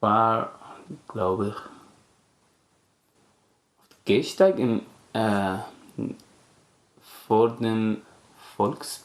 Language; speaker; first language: German; non-native, learner; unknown